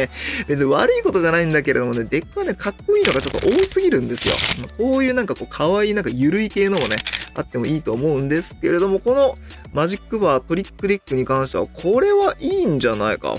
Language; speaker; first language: Japanese; native; Japanese